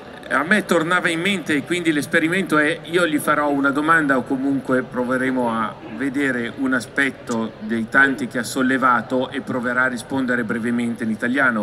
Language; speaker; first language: Italian; native; Italian